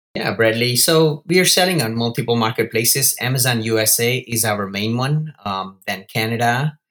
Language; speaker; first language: English; non-native, local second language; Gujarati